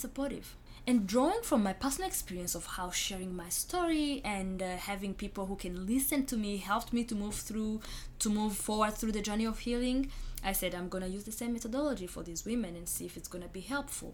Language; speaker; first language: English; non-native, local second language; Kinyarwanda